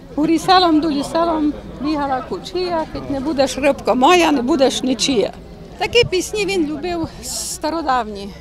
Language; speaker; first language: Ukrainian; native; Ukrainian